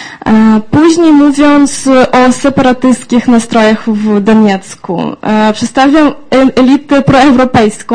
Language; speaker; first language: Polish; non-native, fluent; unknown